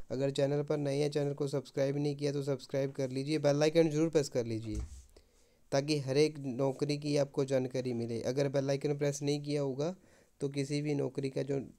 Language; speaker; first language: Hindi; non-native, local second language; Punjabi